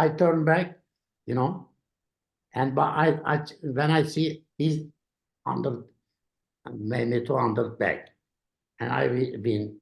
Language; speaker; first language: English; non-native, learner; Turkish